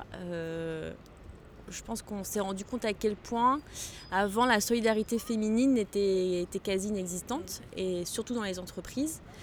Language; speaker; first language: French; non-native, local second language; Arabic